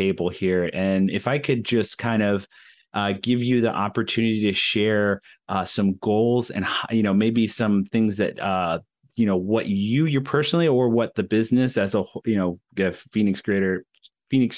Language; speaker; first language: English; native; English